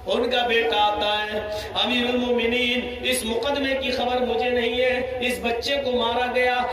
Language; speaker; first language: Hindi; native; Hindi